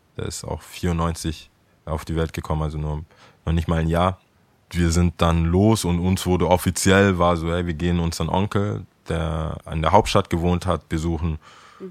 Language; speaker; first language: German; early bilingual, other home language; Akan